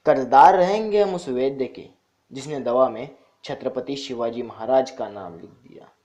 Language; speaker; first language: Hindi; non-native, local second language; Marathi